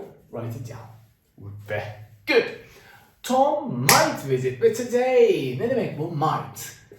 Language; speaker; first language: English; non-native, fluent; Turkish